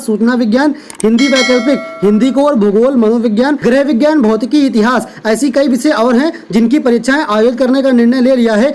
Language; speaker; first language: Hindi; native; Hindi